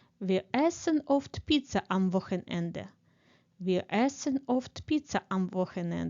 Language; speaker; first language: German; non-native, fluent; Ukrainian